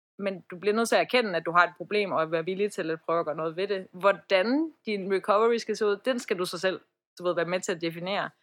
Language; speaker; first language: Danish; early bilingual, other home language; Persian